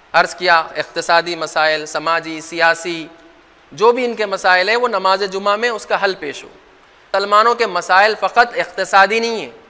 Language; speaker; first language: Urdu; native; Urdu